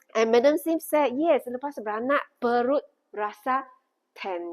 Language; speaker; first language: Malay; non-native, local second language; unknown